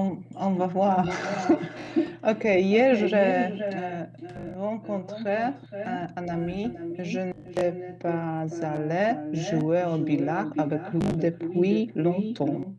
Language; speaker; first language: French; non-native, fluent; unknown